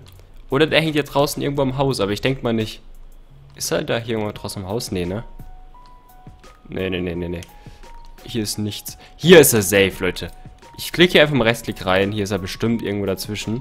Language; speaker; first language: German; native; German